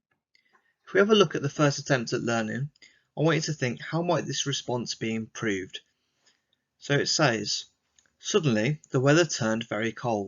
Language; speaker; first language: English; native; English